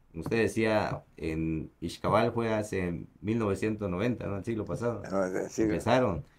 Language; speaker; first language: Spanish; native; Spanish